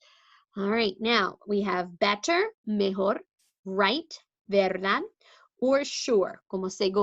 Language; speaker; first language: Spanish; non-native, fluent; English